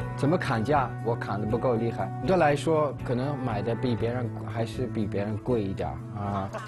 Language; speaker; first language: Chinese; non-native, fluent; Dutch